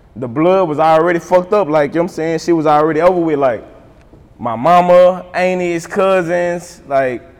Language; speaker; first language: English; native; English